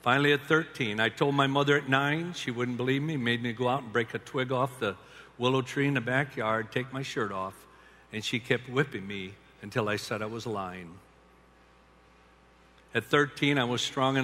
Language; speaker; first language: English; native; English